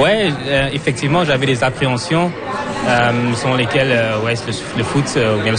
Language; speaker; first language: French; non-native, fluent; German